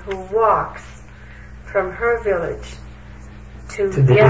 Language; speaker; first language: English; non-native, fluent; Greek